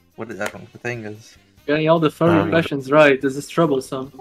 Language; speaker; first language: English; native; English